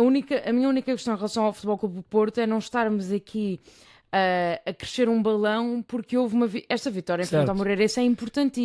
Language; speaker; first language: Portuguese; native; Portuguese